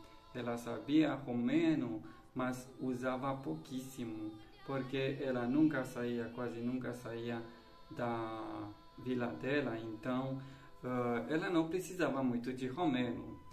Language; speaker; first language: Portuguese; non-native, fluent; Romanian